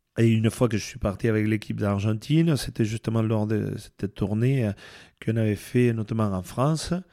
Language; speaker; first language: French; non-native, fluent; Spanish